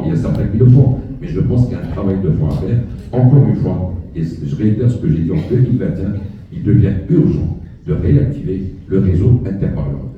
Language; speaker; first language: French; non-native, local second language; Arabic